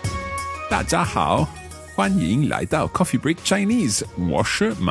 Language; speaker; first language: Chinese; non-native, learner; English